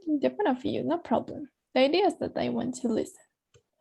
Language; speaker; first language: English; non-native, fluent; Spanish